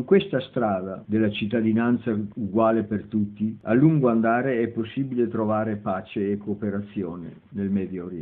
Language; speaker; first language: Italian; native; Italian